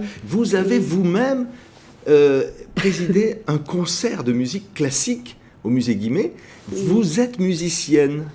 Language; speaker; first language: French; native; French